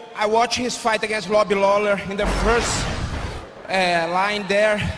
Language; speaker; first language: English; non-native, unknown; Portuguese